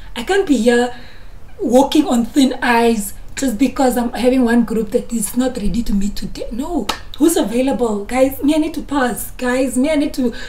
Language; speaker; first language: English; non-native, local second language; Afrikaans